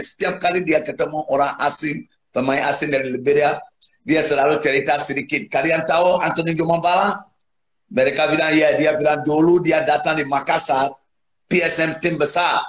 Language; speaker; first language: Indonesian; non-native, fluent; English